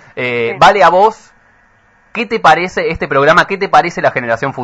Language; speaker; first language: Spanish; native; Spanish